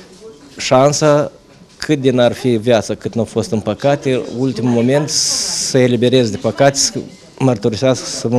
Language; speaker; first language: Romanian; native; Romanian